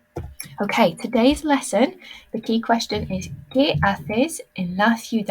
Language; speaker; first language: Spanish; non-native, fluent; English